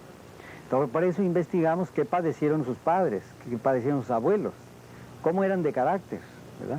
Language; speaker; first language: Spanish; native; Spanish